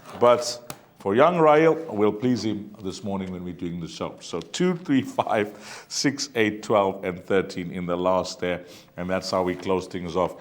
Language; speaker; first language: English; native; English